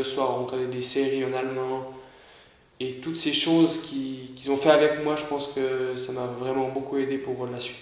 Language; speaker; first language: French; native; French